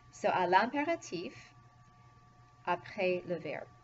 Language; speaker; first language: French; non-native, fluent; English